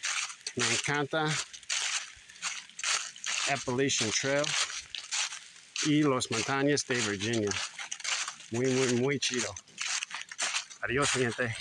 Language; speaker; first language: Spanish; non-native, learner; English